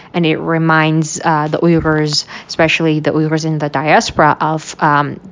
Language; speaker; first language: English; non-native, fluent; Uyghur